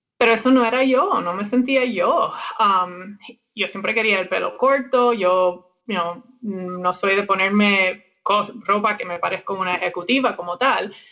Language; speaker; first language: Spanish; non-native, fluent; English